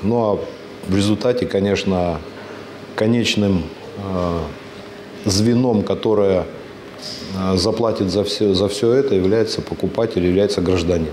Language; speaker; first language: Russian; native; Russian